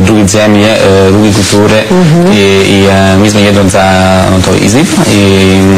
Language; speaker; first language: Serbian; non-native, learner; Italian